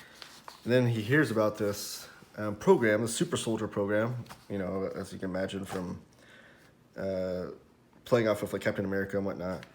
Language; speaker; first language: English; native; English